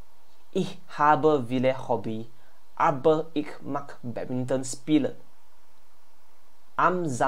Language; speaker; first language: German; non-native, learner; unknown